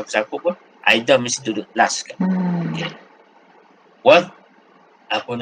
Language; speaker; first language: Malay; native; Malay